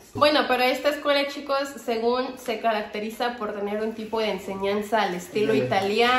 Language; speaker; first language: Spanish; native; Spanish